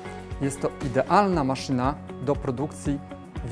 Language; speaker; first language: Polish; native; Polish